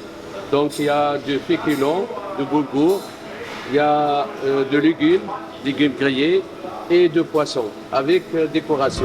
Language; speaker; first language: French; non-native, fluent; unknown